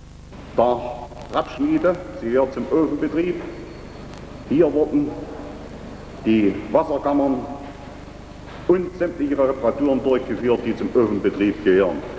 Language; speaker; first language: German; native; German